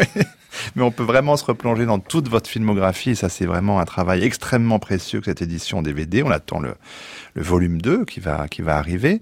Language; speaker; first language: French; native; French